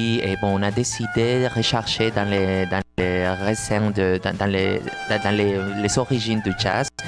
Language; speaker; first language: French; non-native, fluent; Spanish